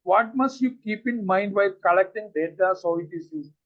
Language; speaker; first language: English; non-native, local second language; Malayalam